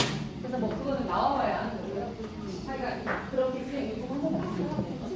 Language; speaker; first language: Korean; native; Korean